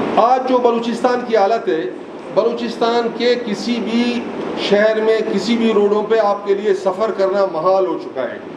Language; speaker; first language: Urdu; non-native, local second language; Baluchi